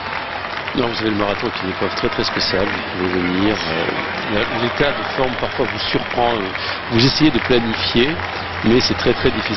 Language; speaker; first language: French; native; French